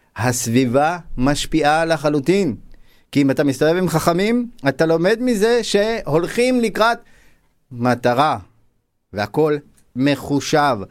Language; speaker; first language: Hebrew; native; Hebrew